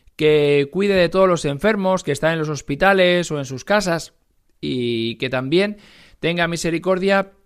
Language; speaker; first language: Spanish; native; Spanish